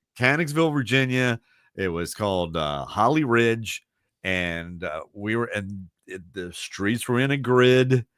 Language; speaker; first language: English; native; English